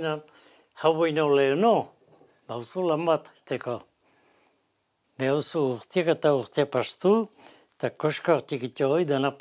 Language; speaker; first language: Basque; native; Basque